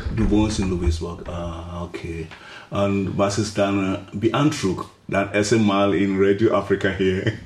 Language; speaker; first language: German; non-native, learner; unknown